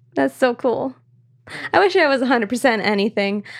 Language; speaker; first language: English; early bilingual, other home language; Italian